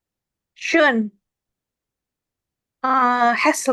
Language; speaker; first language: German; non-native, learner; Indonesian